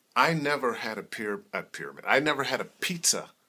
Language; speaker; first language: English; native; English